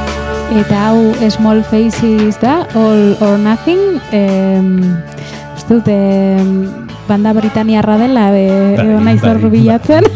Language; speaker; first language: Basque; native; Basque